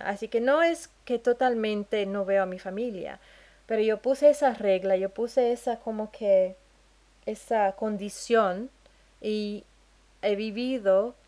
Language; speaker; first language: Spanish; non-native, fluent; English